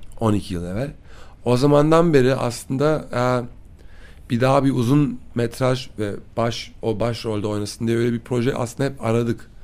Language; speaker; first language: Turkish; early bilingual, other home language; German